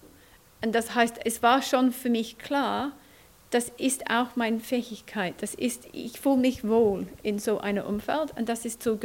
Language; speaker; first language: German; non-native, fluent; English